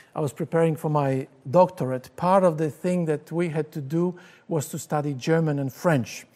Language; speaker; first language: English; non-native, fluent; Polish